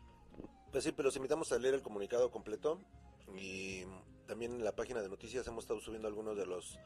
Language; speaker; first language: Spanish; native; Spanish